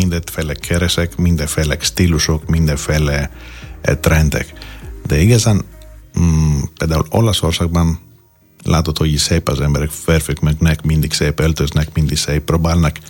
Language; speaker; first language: Hungarian; non-native, fluent; Greek